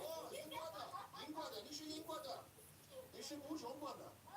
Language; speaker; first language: Chinese; non-native, learner; English